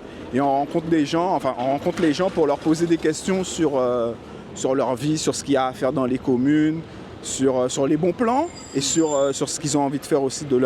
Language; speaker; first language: French; native; French